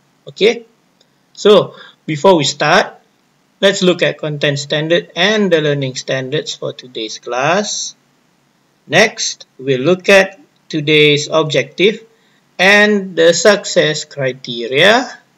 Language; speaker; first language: English; non-native, local second language; Malay